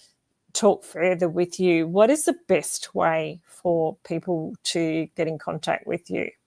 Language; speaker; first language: English; native; English